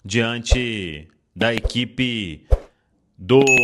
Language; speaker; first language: Portuguese; native; Portuguese